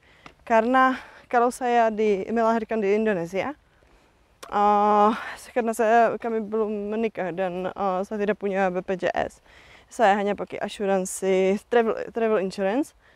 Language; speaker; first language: Indonesian; non-native, fluent; Czech